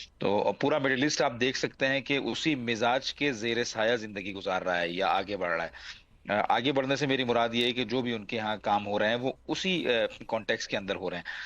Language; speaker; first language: Urdu; non-native, local second language; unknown